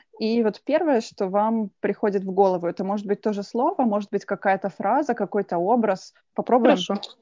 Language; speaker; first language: Russian; native; Russian